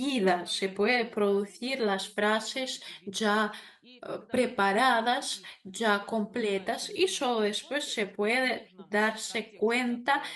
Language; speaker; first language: Spanish; non-native, fluent; Russian